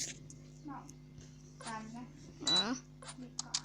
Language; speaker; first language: Finnish; native; Finnish